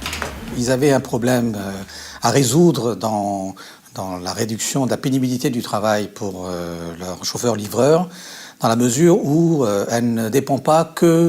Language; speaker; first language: French; native; French